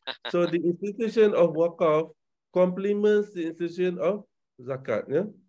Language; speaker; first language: English; non-native, local second language; Malay